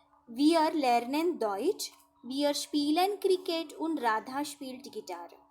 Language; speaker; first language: German; non-native, fluent; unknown